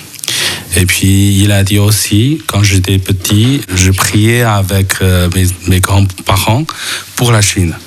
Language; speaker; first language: French; non-native, fluent; Chinese